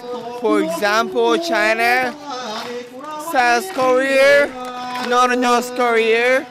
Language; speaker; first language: English; non-native, learner; Japanese